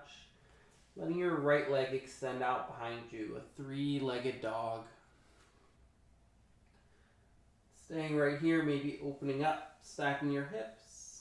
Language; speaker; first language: English; native; English